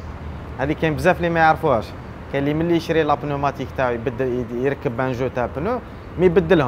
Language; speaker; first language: French; non-native, local second language; Arabic